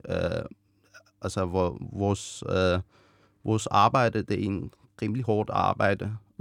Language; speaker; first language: Danish; non-native, fluent; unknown